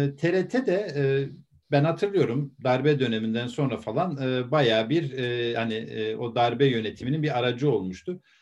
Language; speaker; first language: Turkish; native; Turkish